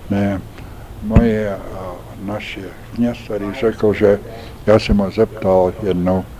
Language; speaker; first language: Czech; early bilingual, heritage; Czech